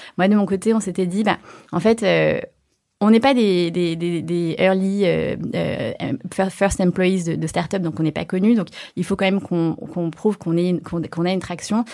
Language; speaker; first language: French; early bilingual, other home language; Chinese